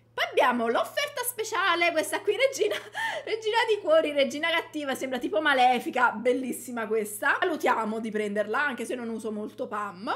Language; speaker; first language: Italian; native; Italian